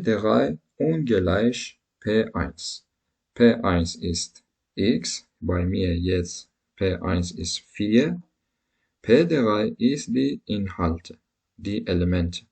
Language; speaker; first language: German; non-native, learner; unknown